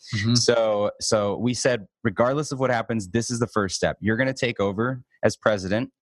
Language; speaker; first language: English; native; English